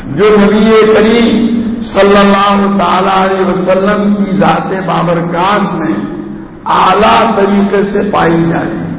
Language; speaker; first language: Urdu; non-native, local second language; Gujarati